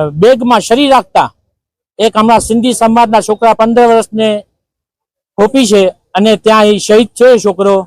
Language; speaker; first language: Gujarati; non-native, local second language; Sindhi